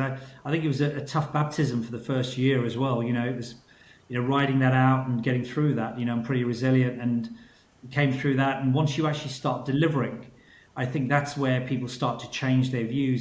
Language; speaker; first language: English; native; English